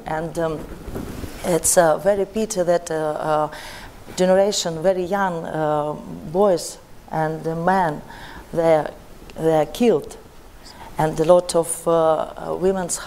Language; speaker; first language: English; non-native, learner; Ukrainian